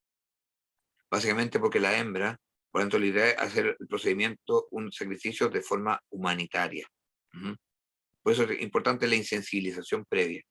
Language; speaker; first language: Spanish; native; Spanish